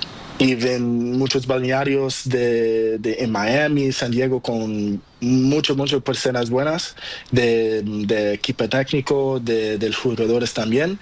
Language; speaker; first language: Spanish; non-native, learner; Portuguese